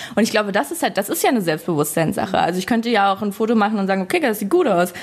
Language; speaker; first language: German; native; German